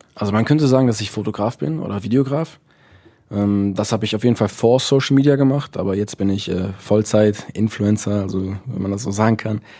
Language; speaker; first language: German; early bilingual, other home language; Dutch